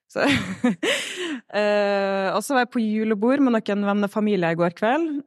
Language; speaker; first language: Norwegian; native; Norwegian